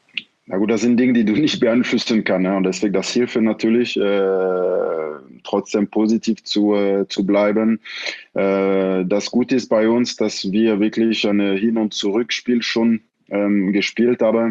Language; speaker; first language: German; non-native, fluent; French